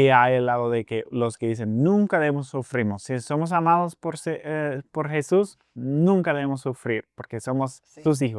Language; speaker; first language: Spanish; non-native, fluent; English